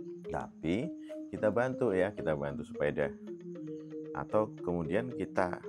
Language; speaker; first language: Indonesian; native; Indonesian